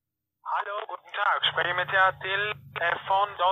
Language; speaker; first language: German; non-native, fluent; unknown